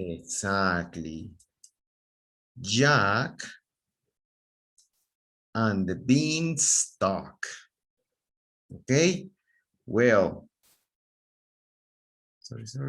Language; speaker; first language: English; non-native, fluent; Spanish